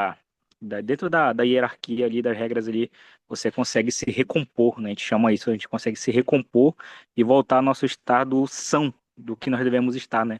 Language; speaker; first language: Portuguese; native; Portuguese